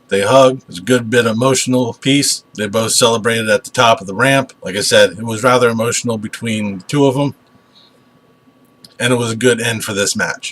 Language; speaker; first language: English; native; English